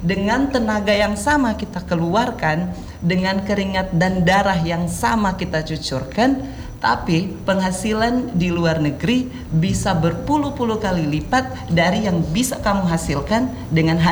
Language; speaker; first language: Indonesian; non-native, local second language; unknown